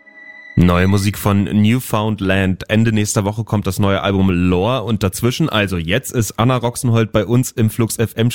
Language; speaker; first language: German; native; German